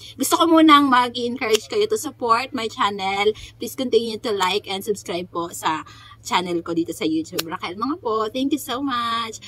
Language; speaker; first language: Filipino; native; Filipino